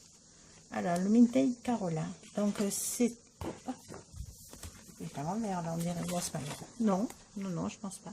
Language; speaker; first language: French; native; French